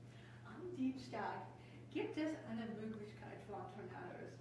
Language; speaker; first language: German; non-native, learner; English